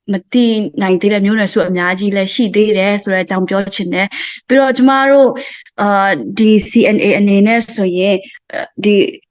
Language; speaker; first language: Burmese; non-native, local second language; Hakha Chin